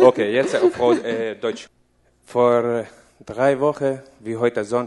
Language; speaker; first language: German; non-native, learner; Russian